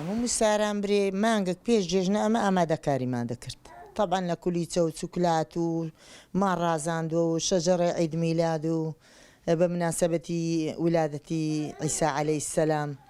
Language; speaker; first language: Central Kurdish; non-native, local second language; Assyrian Neo-Aramaic